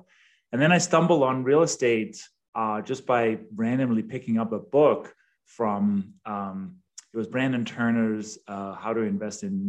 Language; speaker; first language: English; non-native, fluent; Danish